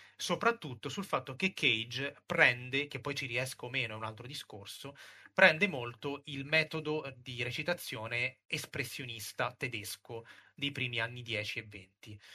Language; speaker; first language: Italian; native; Italian